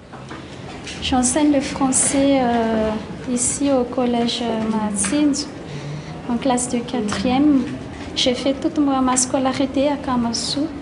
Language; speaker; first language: French; non-native, local second language; Malagasy